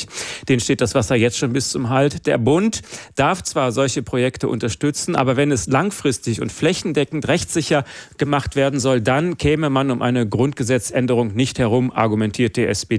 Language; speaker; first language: German; native; German